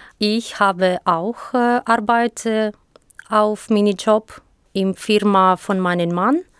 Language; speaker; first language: German; non-native, learner; Ukrainian